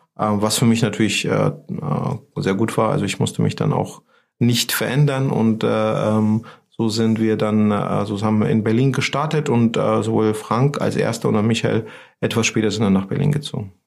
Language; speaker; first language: German; non-native, fluent; Georgian